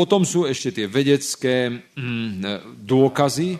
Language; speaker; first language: Slovak; native; Slovak